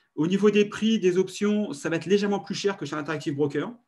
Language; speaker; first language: French; native; French